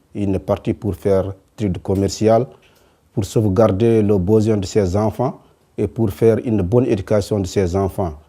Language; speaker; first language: French; non-native, local second language; Wolof